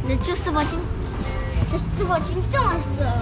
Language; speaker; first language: Korean; early bilingual, heritage; Korean